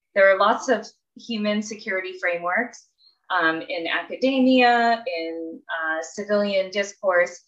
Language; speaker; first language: English; native; English